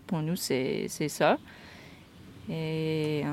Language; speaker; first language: French; non-native, fluent; English